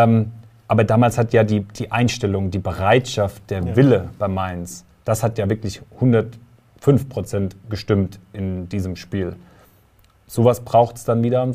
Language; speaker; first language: German; native; German